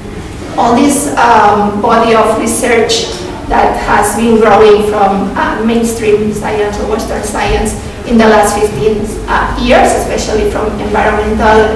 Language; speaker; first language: English; non-native, fluent; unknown